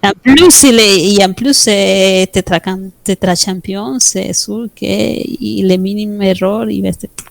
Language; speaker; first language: French; non-native, fluent; Spanish